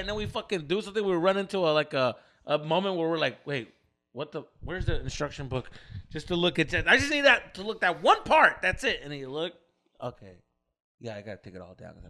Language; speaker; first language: English; early bilingual, other home language; Spanish